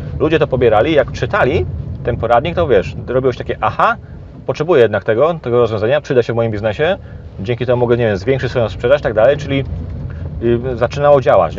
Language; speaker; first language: Polish; native; Polish